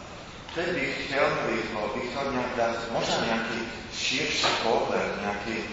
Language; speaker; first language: Czech; non-native, fluent; English